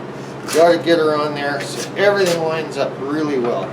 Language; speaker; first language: English; native; English